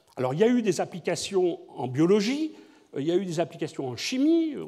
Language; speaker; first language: French; native; French